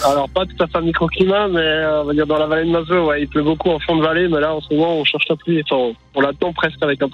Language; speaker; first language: French; native; French